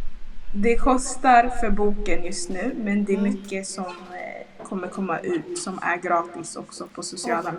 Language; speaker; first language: Swedish; early bilingual, other home language; Lingala